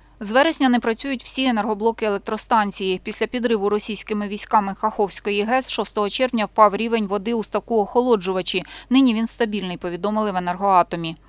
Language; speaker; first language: Ukrainian; native; Ukrainian